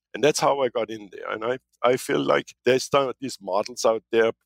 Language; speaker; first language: English; non-native, fluent; German